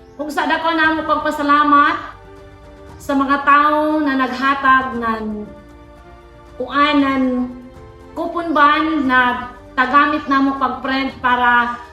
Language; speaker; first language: Cebuano; non-native, local second language; Surigaonon